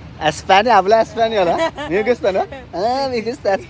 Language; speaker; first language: Spanish; non-native, learner; Telugu